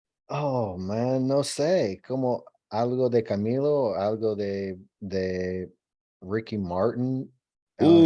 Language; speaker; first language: Spanish; non-native, learner; English